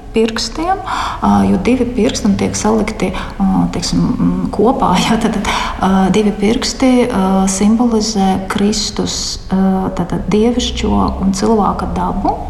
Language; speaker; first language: Latvian; non-native, local second language; Russian